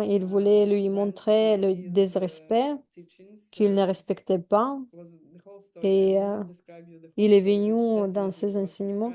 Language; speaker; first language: French; non-native, fluent; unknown